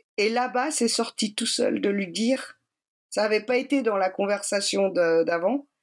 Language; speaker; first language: French; native; French